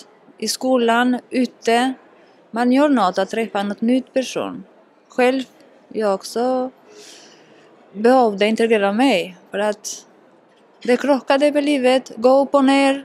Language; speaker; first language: Swedish; non-native, learner; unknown